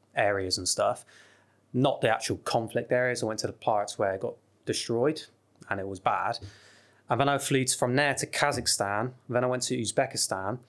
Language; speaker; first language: English; native; English